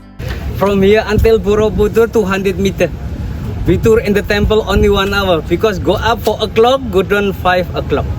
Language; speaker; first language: English; non-native, learner; Indonesian